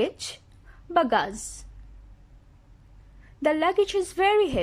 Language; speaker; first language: English; non-native, fluent; Bangla